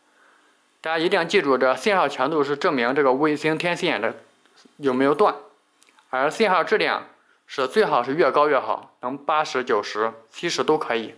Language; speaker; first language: Chinese; native; Chinese